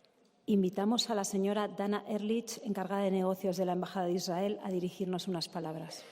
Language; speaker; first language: Spanish; native; Spanish